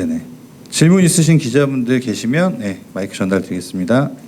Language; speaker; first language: Korean; native; Korean